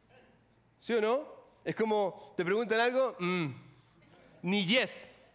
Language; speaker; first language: Spanish; native; Spanish